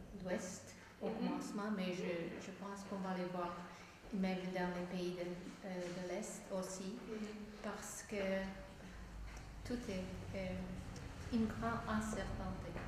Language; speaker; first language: French; non-native, fluent; Czech